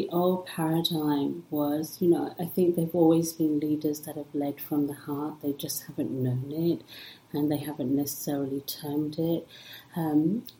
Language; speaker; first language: English; early bilingual, other home language; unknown